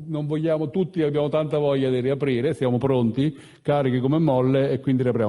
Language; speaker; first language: Italian; native; Italian